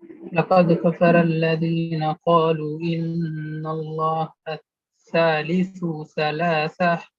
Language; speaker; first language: Arabic; non-native, learner; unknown